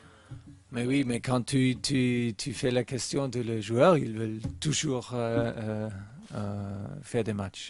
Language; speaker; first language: French; non-native, learner; German